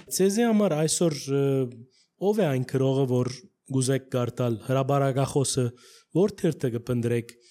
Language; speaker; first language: Armenian; native; Armenian